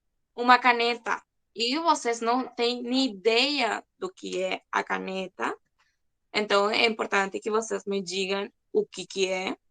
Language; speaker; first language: Portuguese; non-native, fluent; Spanish